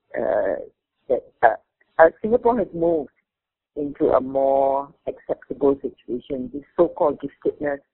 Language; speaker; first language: English; non-native, local second language; Min Nan Chinese